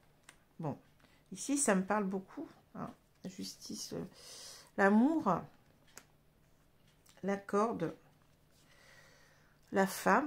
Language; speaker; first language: French; native; French